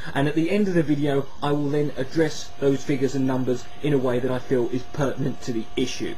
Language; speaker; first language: English; native; English